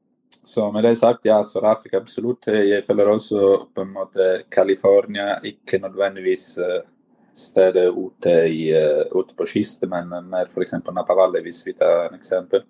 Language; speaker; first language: Norwegian; non-native, fluent; Italian